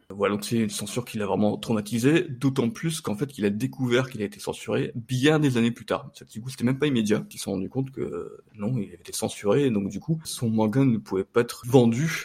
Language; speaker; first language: French; native; French